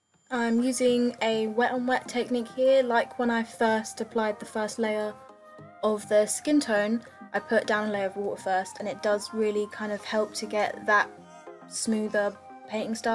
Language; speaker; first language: English; native; English